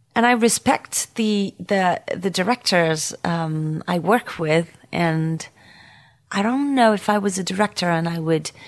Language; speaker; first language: English; non-native, fluent; French